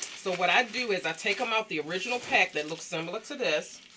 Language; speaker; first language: English; native; English